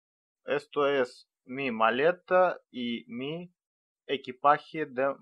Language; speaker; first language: Spanish; non-native, learner; Russian